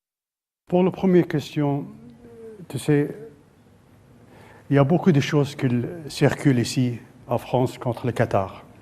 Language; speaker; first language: French; non-native, fluent; Arabic